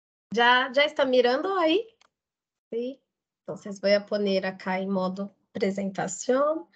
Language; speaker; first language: Spanish; non-native, fluent; Portuguese